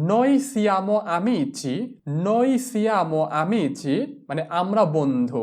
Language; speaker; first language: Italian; non-native, fluent; Bangla